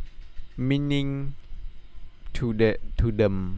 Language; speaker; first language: English; non-native, learner; Khmer